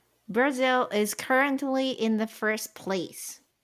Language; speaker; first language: English; non-native, fluent; Japanese